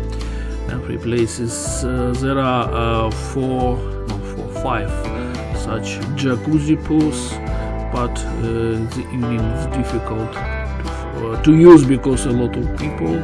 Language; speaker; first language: English; non-native, fluent; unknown